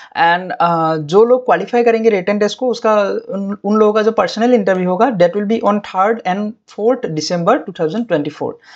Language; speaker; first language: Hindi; non-native, local second language; Assamese